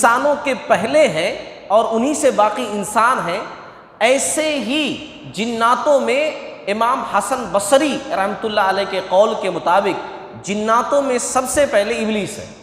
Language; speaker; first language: Urdu; native; Urdu